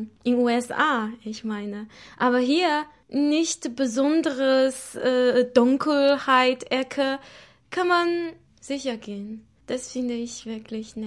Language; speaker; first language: German; non-native, learner; Chinese